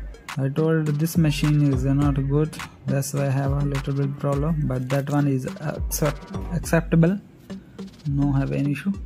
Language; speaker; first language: English; non-native, learner; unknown